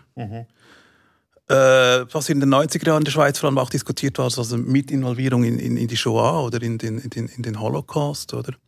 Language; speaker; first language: German; native; German